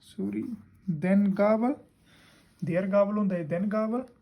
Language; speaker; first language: Hindi; non-native, local second language; Punjabi